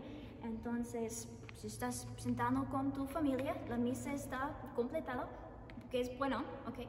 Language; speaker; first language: Spanish; non-native, learner; English